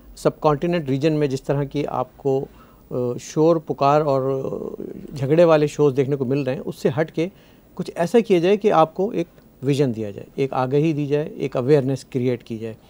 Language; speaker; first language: Urdu; native; Urdu